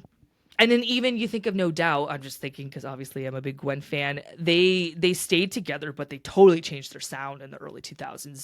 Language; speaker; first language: English; native; English